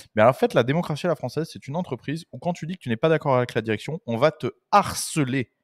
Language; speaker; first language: French; native; French